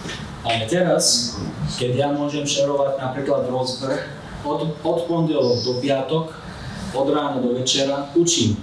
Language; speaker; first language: Slovak; non-native, fluent; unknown